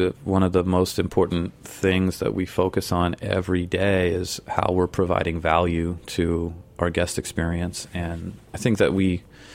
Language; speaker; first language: English; native; English